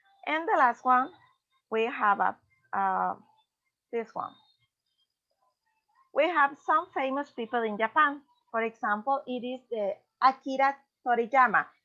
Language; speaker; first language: English; non-native, learner; Spanish